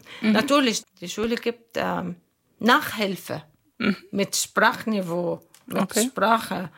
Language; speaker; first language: German; non-native, learner; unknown